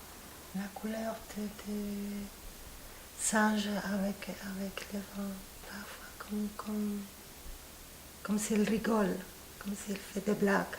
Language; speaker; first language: French; non-native, fluent; Spanish